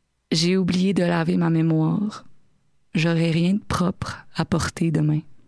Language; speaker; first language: French; native; French